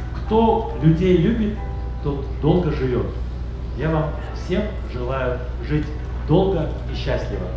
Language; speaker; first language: Russian; native; Russian